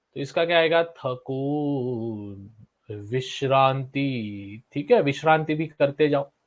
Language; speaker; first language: Hindi; non-native, local second language; Marathi